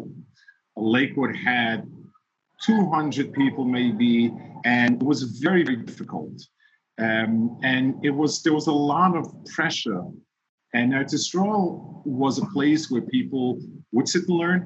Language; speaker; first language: English; early bilingual, other home language; Yiddish